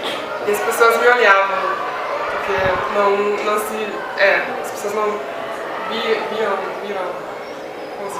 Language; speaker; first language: Portuguese; non-native, fluent; Swiss German